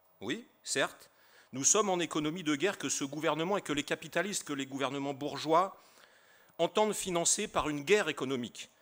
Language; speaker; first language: French; native; French